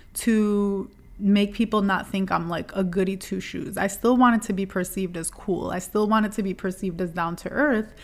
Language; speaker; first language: English; native; English